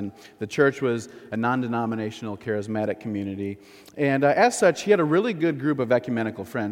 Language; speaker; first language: English; native; English